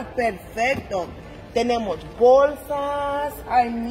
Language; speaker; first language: Spanish; early bilingual, heritage; English